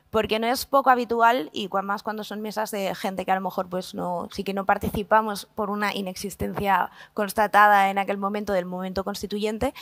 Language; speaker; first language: Spanish; native; Spanish